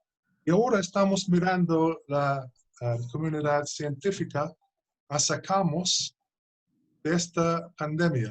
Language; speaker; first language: Spanish; non-native, fluent; English